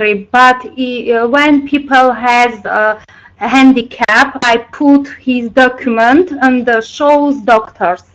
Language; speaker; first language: English; non-native, learner; Armenian